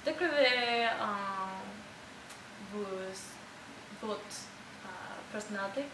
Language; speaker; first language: French; non-native, learner; English